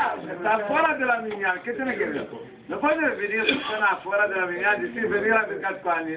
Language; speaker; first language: Spanish; non-native, learner; Hebrew